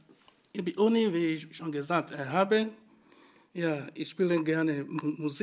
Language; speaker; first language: German; non-native, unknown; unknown